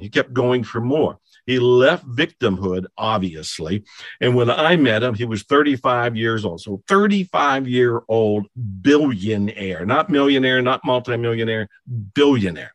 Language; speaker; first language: English; native; English